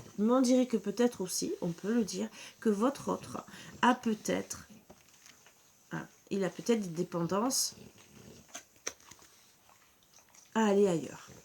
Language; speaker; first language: French; native; French